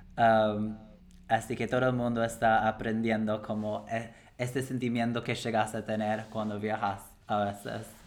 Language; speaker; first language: Spanish; non-native, fluent; English